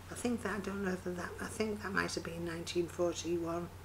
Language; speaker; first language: English; native; English